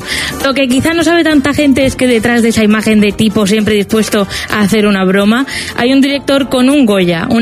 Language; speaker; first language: Spanish; native; Spanish